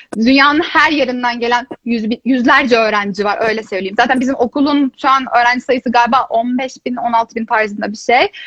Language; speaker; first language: Turkish; native; Turkish